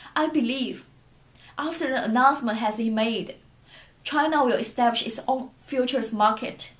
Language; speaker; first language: English; non-native, fluent; Chinese